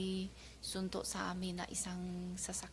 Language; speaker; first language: Filipino; non-native, learner; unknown